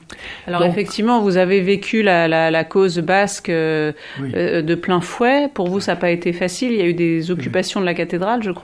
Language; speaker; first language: French; native; French